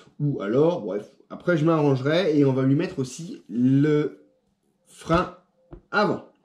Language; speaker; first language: French; native; French